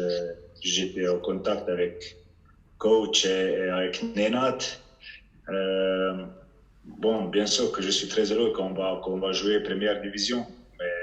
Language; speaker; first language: French; non-native, fluent; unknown